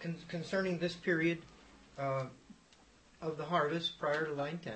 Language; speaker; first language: English; native; English